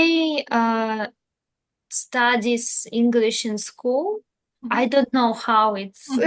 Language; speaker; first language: English; non-native, learner; Russian